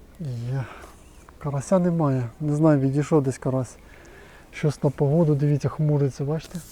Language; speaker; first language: Ukrainian; native; Ukrainian